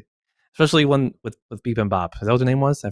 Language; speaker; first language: English; native; English